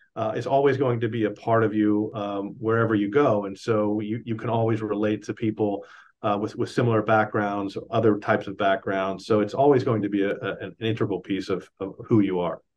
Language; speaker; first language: English; native; English